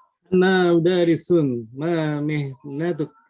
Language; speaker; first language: Arabic; non-native, learner; Indonesian